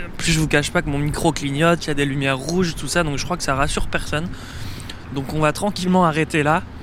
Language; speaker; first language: French; native; French